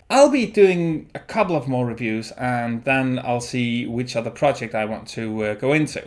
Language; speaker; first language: English; non-native, fluent; Danish